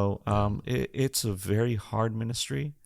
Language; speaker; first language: English; native; English